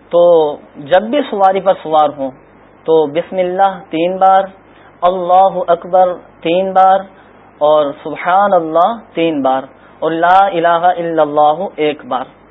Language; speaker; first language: Urdu; native; Urdu